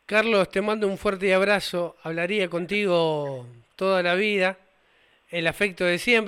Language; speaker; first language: Spanish; native; Spanish